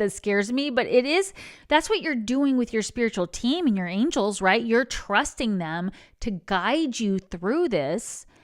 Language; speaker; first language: English; native; English